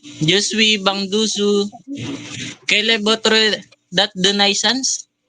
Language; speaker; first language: French; non-native, learner; Filipino